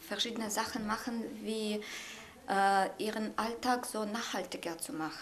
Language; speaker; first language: German; non-native, fluent; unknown